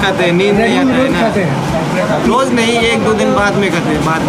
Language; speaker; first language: Hindi; non-native, local second language; Bangla